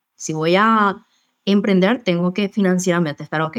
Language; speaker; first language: Spanish; native; Spanish